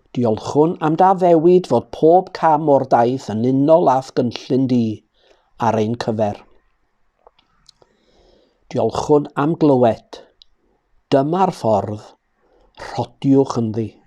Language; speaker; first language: Welsh; native; Welsh